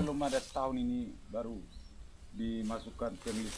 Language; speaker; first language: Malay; non-native, local second language; Batak Toba